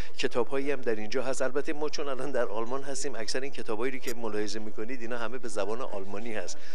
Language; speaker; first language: Persian; native; Persian